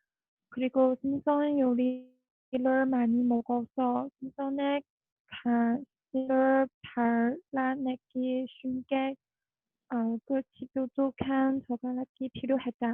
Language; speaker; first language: Korean; non-native, learner; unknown